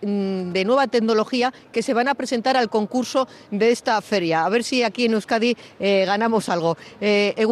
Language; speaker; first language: Spanish; native; Spanish